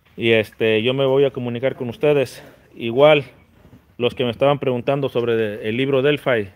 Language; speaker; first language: Spanish; native; Spanish